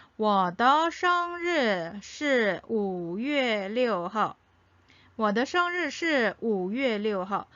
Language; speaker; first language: Chinese; non-native, fluent; Korean